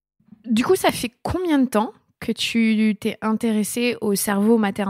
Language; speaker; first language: French; native; French